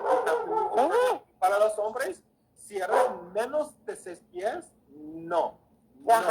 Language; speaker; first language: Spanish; early bilingual, heritage; English